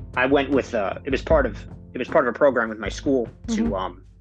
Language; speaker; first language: English; native; English